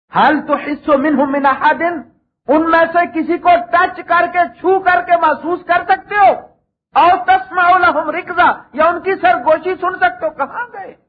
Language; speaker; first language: Urdu; non-native, local second language; Punjabi